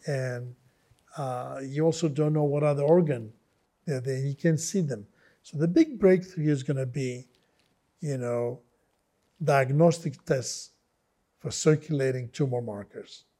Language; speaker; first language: English; non-native, fluent; Greek